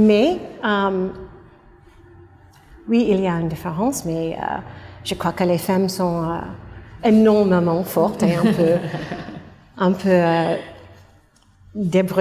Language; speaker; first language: French; non-native, fluent; English